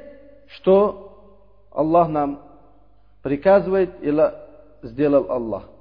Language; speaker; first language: Russian; non-native, learner; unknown